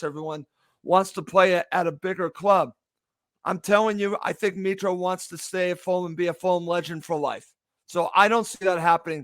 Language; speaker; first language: English; native; English